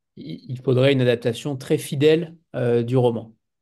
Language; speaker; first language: French; native; French